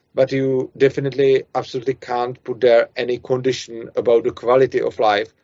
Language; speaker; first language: English; non-native, fluent; Czech